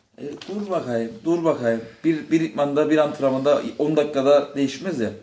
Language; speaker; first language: Turkish; native; Turkish